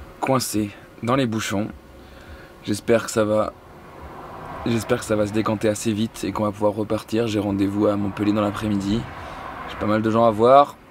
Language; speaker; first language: French; native; French